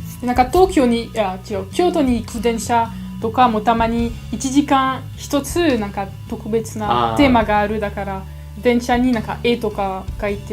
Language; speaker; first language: Japanese; non-native, learner; French